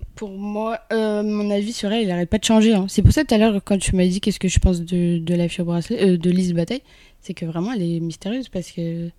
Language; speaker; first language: French; early bilingual, other home language; Kabyle